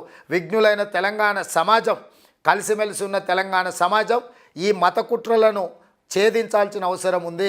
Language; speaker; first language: Telugu; native; Telugu